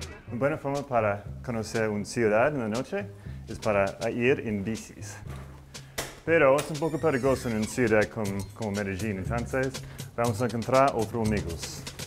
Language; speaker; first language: Spanish; non-native, learner; English